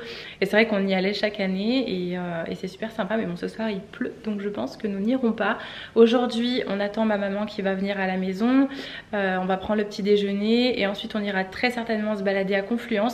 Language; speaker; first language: French; native; French